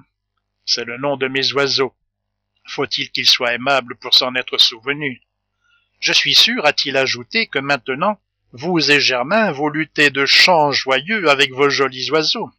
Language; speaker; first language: French; native; French